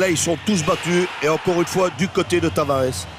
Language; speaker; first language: French; native; French